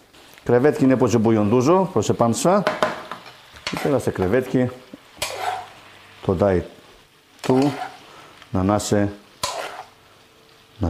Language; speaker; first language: Polish; non-native, learner; Greek